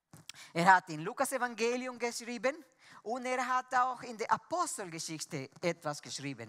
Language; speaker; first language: German; non-native, fluent; Spanish